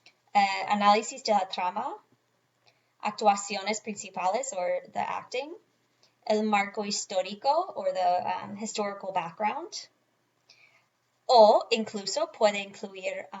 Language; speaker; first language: Spanish; non-native, fluent; English